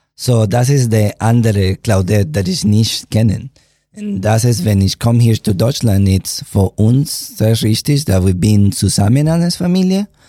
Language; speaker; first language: German; non-native, learner; Spanish